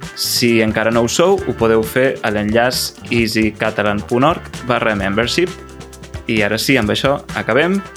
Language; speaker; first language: Catalan; native; Catalan